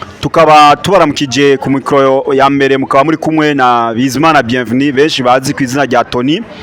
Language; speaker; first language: Rundi; native; Rundi